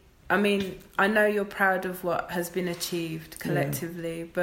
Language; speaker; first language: English; native; English